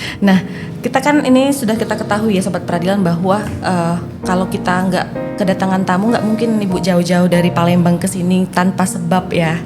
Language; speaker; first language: Indonesian; native; Indonesian